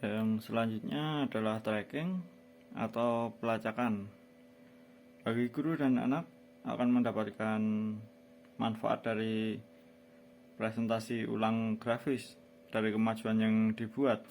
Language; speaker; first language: Indonesian; native; Indonesian